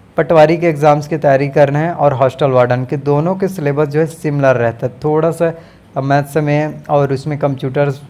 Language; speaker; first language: Hindi; native; Hindi